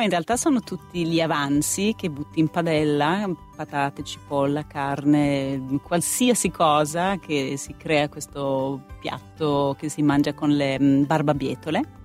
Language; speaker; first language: Italian; non-native, fluent; Swedish